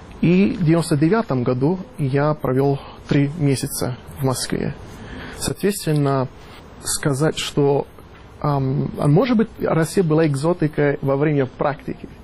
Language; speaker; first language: Russian; non-native, fluent; Italian